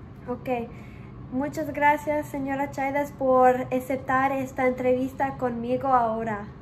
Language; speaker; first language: Spanish; early bilingual, heritage; English